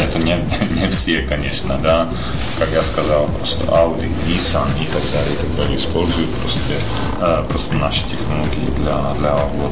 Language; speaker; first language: Russian; non-native, fluent; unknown